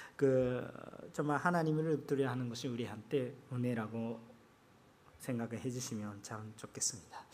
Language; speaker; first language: Korean; non-native, fluent; Japanese